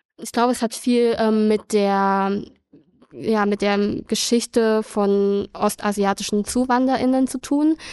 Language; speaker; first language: German; early bilingual, other home language; Vietnamese